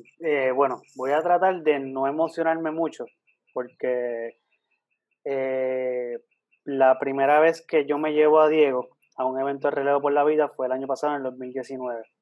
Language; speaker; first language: Spanish; native; Spanish